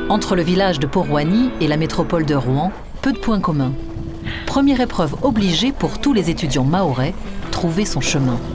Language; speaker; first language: French; native; French